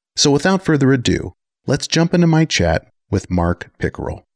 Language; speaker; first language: English; native; English